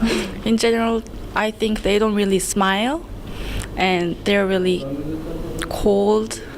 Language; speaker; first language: English; non-native, learner; Korean